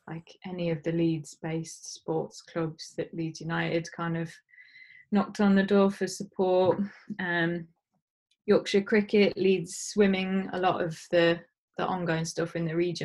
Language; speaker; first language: English; native; English